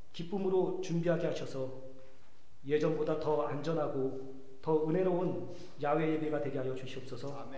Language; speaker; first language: Korean; native; Korean